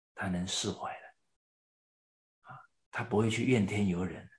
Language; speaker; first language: Chinese; native; Chinese